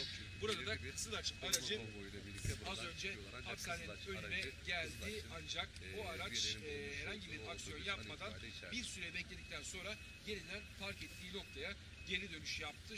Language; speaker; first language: Turkish; native; Turkish